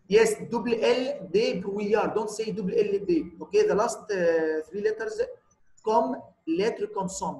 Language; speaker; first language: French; non-native, fluent; Arabic